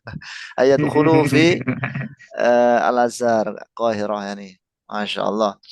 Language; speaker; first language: Arabic; non-native, fluent; Indonesian